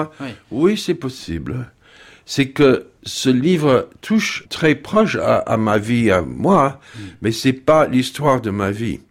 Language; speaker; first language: French; non-native, fluent; English